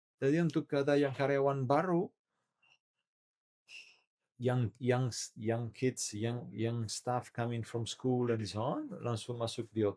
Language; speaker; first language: Indonesian; non-native, learner; Italian